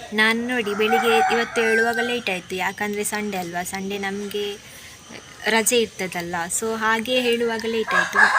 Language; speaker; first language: Kannada; non-native, local second language; Tulu